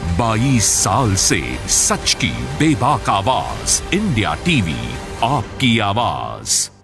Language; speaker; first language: Hindi; native; Hindi